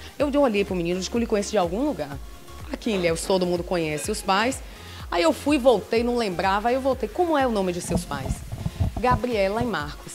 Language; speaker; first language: Portuguese; native; Portuguese